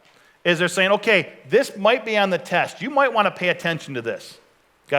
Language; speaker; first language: English; native; English